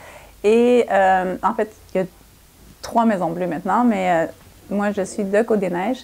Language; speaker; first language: French; native; French